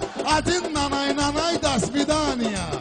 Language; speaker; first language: Russian; non-native, learner; Azerbaijani